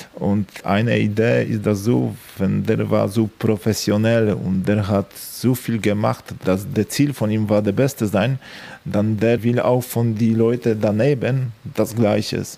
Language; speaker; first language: German; non-native, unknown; Polish